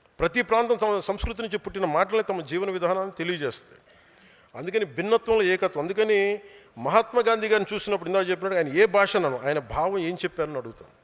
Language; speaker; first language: Telugu; native; Telugu